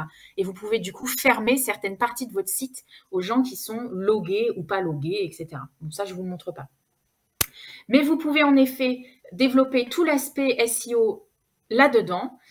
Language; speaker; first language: French; native; French